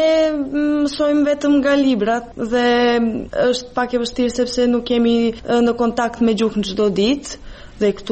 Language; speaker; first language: Albanian; non-native, fluent; Serbian